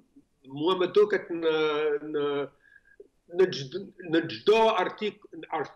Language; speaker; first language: Albanian; non-native, fluent; English